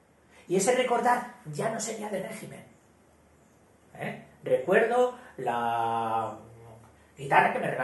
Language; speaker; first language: Spanish; native; Spanish